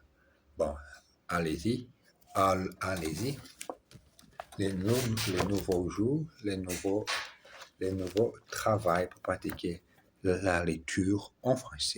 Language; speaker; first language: French; non-native, learner; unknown